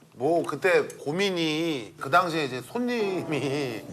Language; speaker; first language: Korean; native; Korean